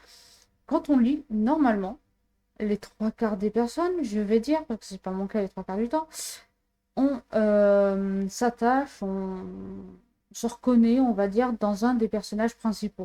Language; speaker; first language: French; native; French